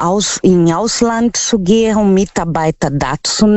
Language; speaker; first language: German; non-native, learner; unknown